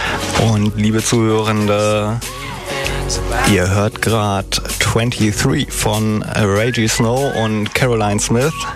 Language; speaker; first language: German; native; German